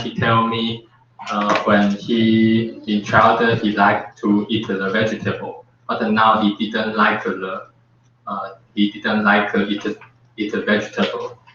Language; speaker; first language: English; non-native, learner; Chinese